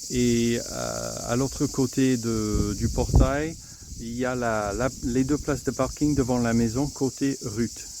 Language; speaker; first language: French; non-native, fluent; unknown